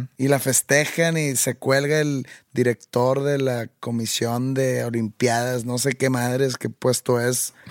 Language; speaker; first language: Spanish; native; Spanish